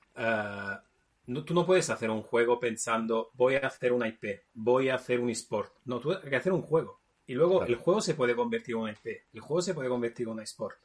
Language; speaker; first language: Spanish; non-native, fluent; Italian